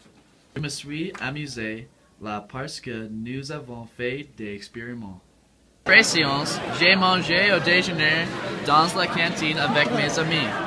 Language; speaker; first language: French; non-native, learner; English